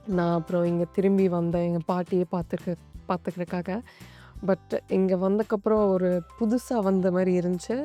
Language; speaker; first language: Tamil; early bilingual, other home language; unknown